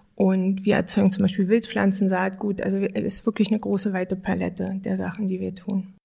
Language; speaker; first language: German; native; German